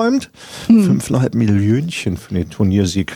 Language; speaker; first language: German; native; German